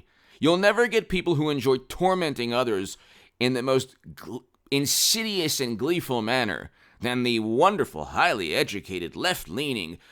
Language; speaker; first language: English; native; English